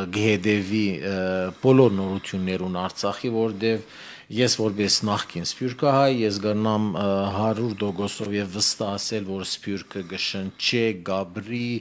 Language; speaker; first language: Armenian; early bilingual, heritage; Armenian